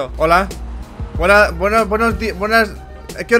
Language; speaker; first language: Spanish; native; Spanish